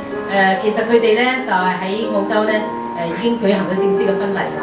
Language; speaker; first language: Cantonese; native; Cantonese